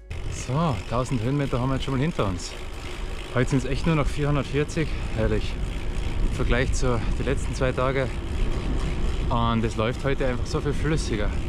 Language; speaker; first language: German; native; German